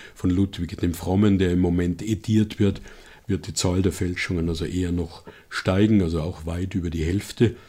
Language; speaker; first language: German; native; German